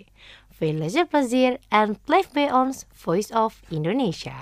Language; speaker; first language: Dutch; non-native, learner; Indonesian